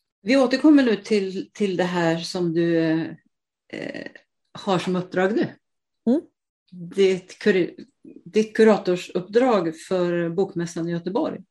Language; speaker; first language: Swedish; native; Swedish